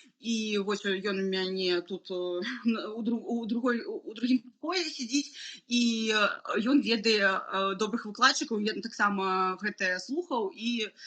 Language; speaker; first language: Belarusian; non-native, local second language; Russian